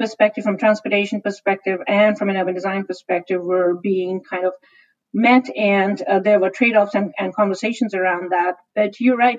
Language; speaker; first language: English; non-native, local second language; Hindi